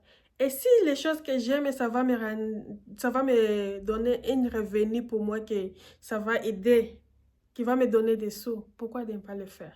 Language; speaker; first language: French; non-native, fluent; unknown